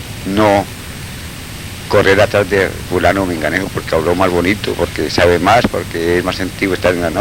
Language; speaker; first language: Spanish; native; Spanish